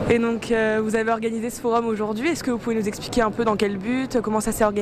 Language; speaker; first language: French; native; French